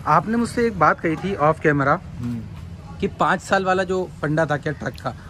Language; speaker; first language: Hindi; native; Hindi